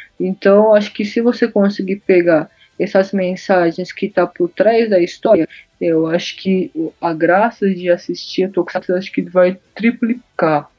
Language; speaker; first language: Portuguese; early bilingual, other home language; Japanese